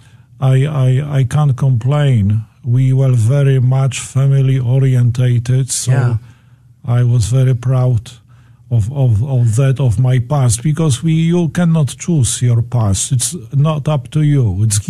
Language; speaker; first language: English; non-native, fluent; Polish